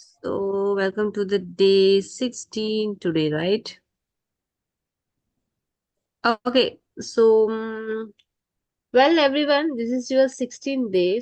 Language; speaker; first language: English; non-native, fluent; Tamil